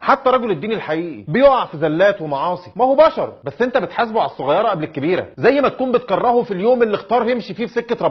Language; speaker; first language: Arabic; native; Arabic